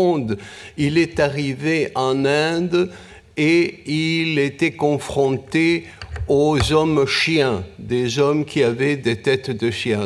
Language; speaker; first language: French; non-native, fluent; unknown